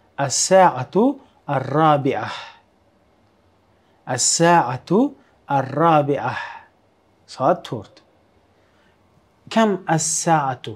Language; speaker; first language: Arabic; non-native, fluent; Uzbek